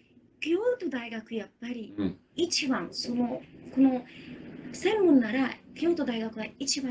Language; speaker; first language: Japanese; non-native, learner; Arabic